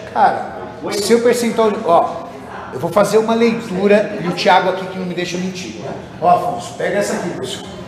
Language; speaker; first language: Portuguese; native; Portuguese